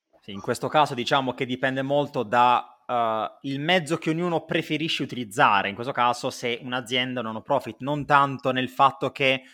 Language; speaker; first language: Italian; native; Italian